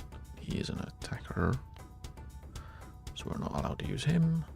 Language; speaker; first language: English; native; English